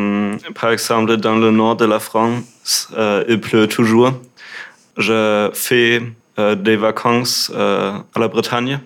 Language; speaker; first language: French; non-native, learner; German